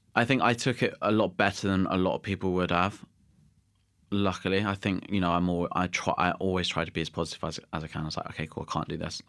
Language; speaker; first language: English; native; English